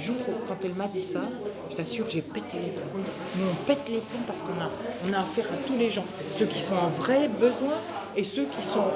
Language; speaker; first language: French; native; French